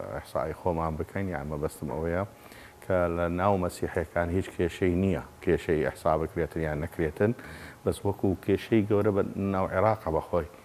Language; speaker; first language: Central Kurdish; non-native, local second language; Assyrian Neo-Aramaic